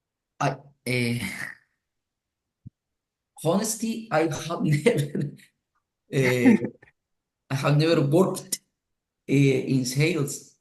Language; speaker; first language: English; non-native, learner; Spanish